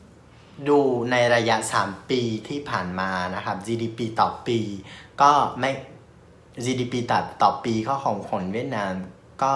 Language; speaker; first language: Thai; non-native, fluent; Vietnamese